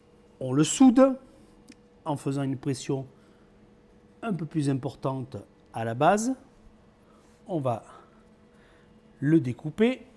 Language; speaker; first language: French; native; French